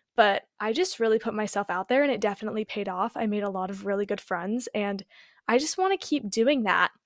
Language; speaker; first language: English; native; English